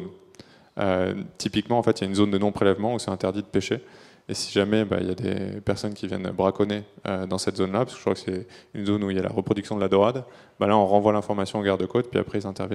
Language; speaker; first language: French; native; French